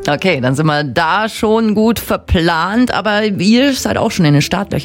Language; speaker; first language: German; native; German